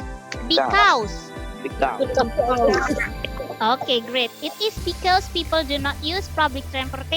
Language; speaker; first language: English; non-native, fluent; Indonesian